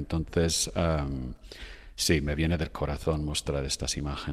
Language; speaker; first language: Spanish; non-native, fluent; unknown